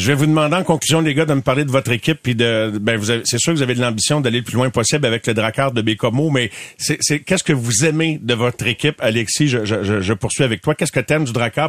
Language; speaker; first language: French; native; French